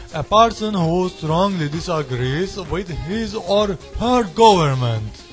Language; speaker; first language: English; non-native, learner; Turkish